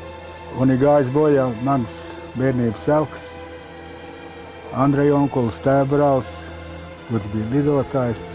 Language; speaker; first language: Latvian; native; Latvian